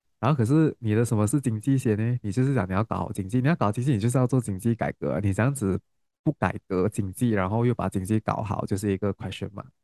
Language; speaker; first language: Chinese; native; Chinese